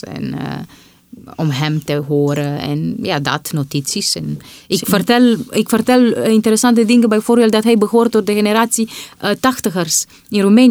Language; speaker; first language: Dutch; non-native, fluent; Romanian